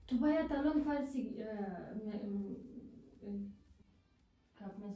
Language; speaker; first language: Persian; non-native, learner; German